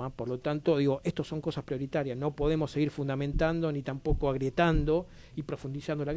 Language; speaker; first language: Spanish; native; Spanish